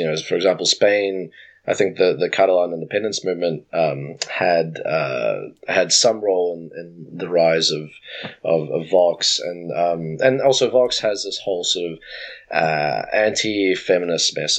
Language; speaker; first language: English; native; English